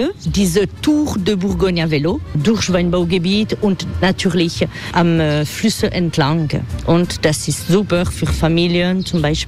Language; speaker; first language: German; non-native, fluent; French